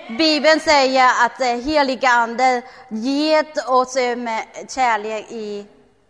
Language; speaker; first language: Swedish; non-native, learner; Thai